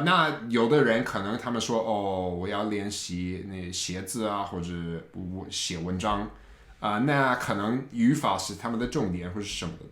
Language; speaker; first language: Chinese; non-native, fluent; English